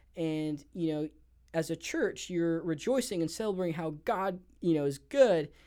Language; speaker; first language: English; native; English